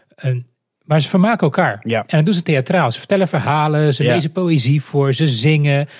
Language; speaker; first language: Dutch; non-native, fluent; Romanian